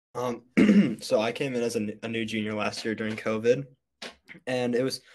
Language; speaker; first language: English; native; English